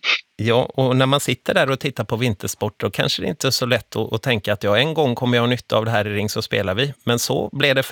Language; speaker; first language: Swedish; native; Swedish